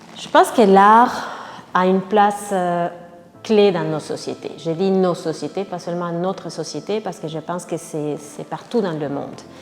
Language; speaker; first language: French; non-native, fluent; Spanish